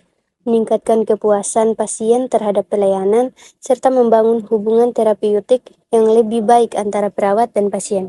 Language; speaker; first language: Indonesian; native; Indonesian